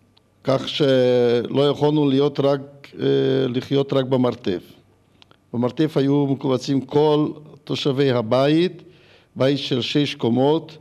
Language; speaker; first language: Hebrew; early bilingual, other home language; Hungarian